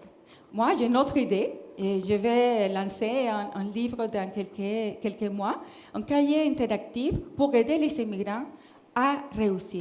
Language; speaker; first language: French; non-native, fluent; Spanish